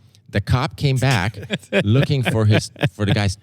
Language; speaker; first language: English; native; English